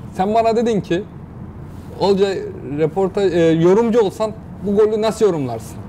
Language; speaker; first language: Turkish; early bilingual, heritage; Turkish